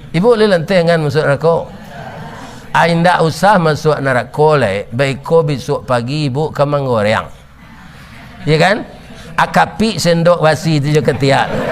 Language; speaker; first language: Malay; non-native, local second language; Minangkabau